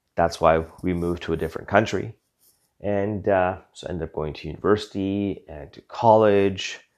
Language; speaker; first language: English; native; English